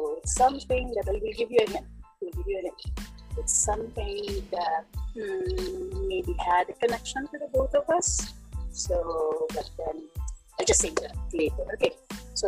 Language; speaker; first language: English; non-native, local second language; Cebuano